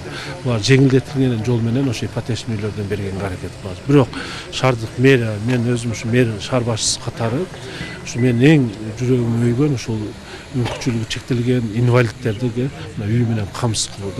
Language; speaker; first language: Kyrgyz; native; Kyrgyz